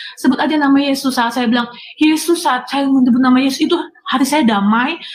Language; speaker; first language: Indonesian; native; Indonesian